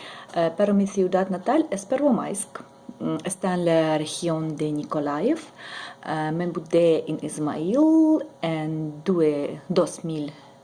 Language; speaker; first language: Spanish; non-native, learner; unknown